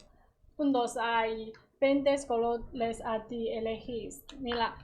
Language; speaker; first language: Spanish; non-native, learner; Chinese